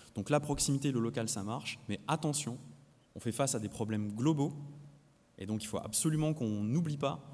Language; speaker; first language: French; native; French